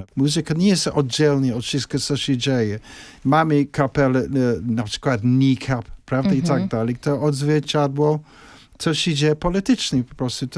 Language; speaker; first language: Polish; non-native, fluent; English